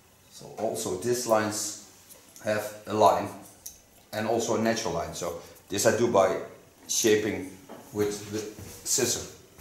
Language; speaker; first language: English; non-native, fluent; Dutch